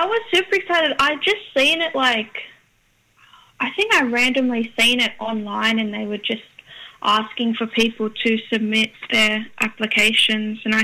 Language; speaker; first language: English; native; English